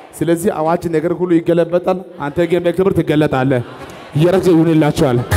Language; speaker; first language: Amharic; non-native, local second language; Wolaytta